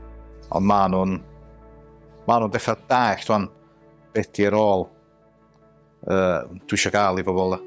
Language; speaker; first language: Welsh; native; Welsh